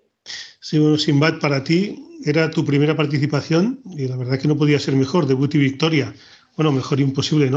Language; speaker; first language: Spanish; native; Spanish